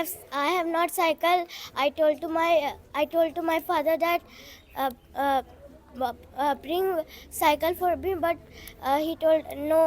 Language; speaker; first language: English; non-native, learner; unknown